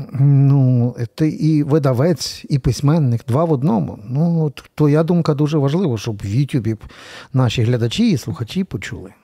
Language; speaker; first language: Ukrainian; native; Ukrainian